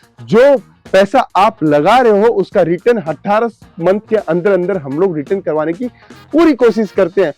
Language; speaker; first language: Hindi; native; Hindi